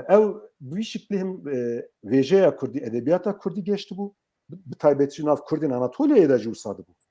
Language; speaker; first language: Kurdish; native; Kurdish